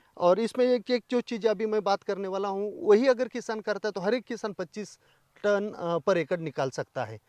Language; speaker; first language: Hindi; non-native, local second language; Marathi